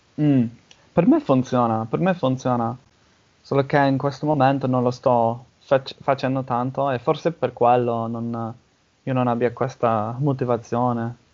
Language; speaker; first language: Italian; non-native, learner; English